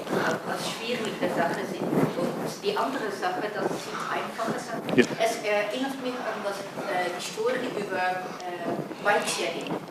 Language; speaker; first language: German; non-native, learner; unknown